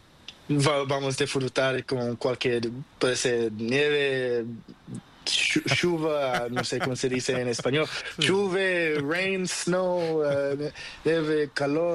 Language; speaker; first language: Spanish; non-native, learner; Portuguese